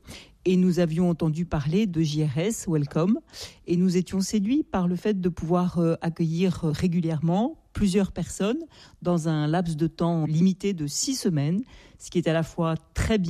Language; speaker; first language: French; native; French